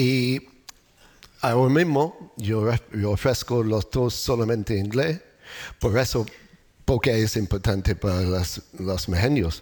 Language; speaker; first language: Spanish; non-native, learner; English